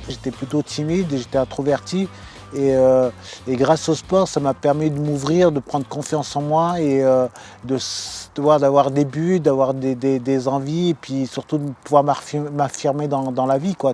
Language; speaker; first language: French; native; French